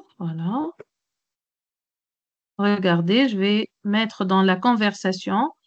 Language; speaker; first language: French; non-native, local second language; Arabic